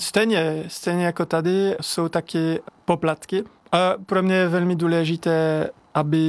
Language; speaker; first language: Czech; non-native, fluent; French